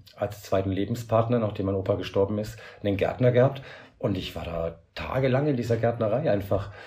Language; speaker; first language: German; native; German